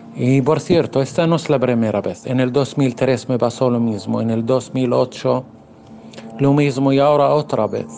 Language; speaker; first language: Spanish; non-native, fluent; Arabic